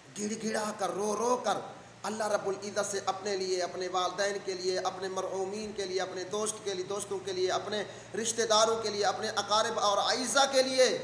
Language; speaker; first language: Urdu; non-native, local second language; Saraiki